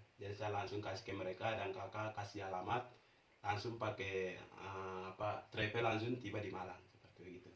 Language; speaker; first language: Indonesian; non-native, local second language; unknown